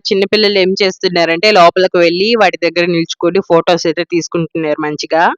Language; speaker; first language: Telugu; non-native, local second language; Tamil